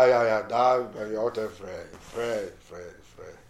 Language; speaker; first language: Dutch; non-native, learner; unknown